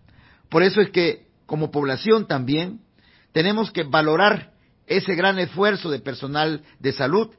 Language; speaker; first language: Spanish; native; Spanish